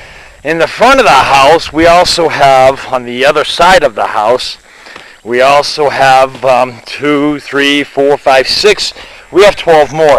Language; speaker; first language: English; native; English